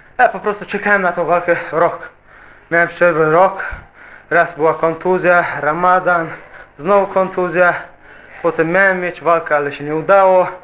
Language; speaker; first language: Polish; non-native, fluent; Chechen